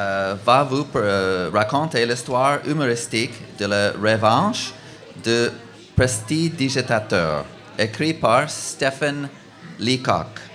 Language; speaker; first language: French; non-native, local second language; English